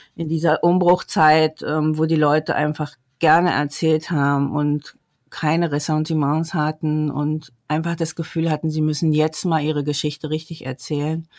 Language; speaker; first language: German; native; German